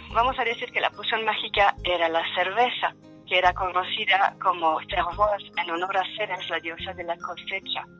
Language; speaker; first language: Spanish; non-native, fluent; French